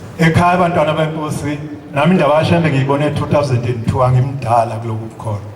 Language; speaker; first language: Zulu; non-native, local second language; Xhosa